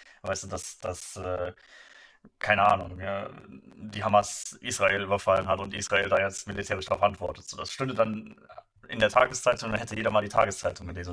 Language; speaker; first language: German; native; German